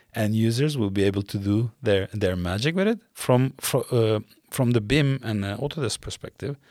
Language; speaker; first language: English; non-native, fluent; Turkish